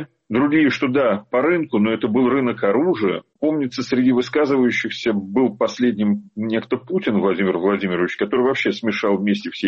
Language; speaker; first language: Russian; native; Russian